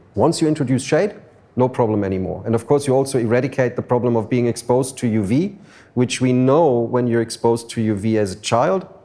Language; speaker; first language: English; non-native, fluent; German